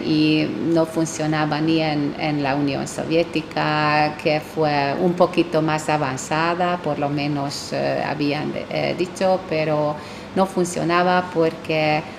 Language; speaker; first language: Spanish; non-native, fluent; Hungarian